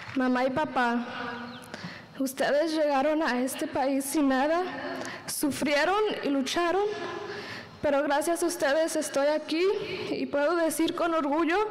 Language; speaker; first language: Spanish; early bilingual, heritage; Spanish